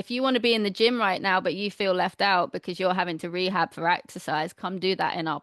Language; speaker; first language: English; native; English